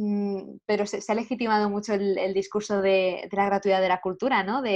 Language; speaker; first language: Spanish; native; Spanish